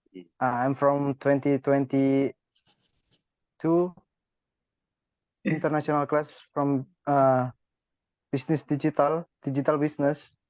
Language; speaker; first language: English; non-native, learner; Indonesian